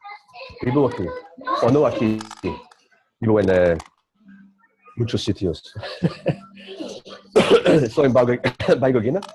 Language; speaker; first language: Spanish; non-native, learner; English